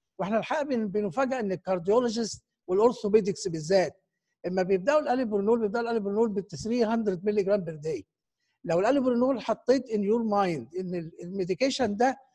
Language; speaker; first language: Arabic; native; Arabic